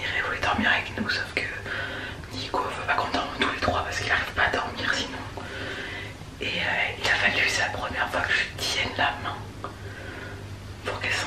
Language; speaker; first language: French; native; French